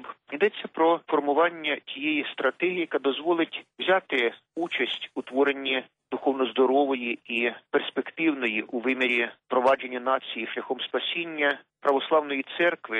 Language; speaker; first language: Ukrainian; native; Ukrainian